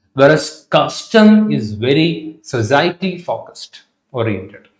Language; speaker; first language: English; non-native, local second language; Malayalam